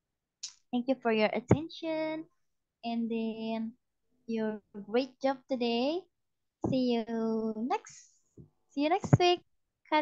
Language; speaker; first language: English; non-native, fluent; Indonesian